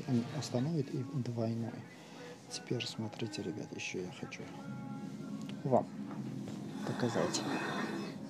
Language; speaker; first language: Russian; non-native, local second language; Uzbek